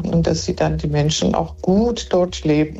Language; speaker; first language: German; non-native, fluent; Persian